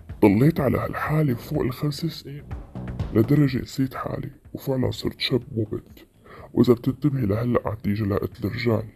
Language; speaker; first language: Arabic; native; Arabic